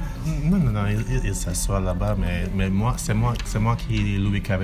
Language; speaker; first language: French; non-native, learner; English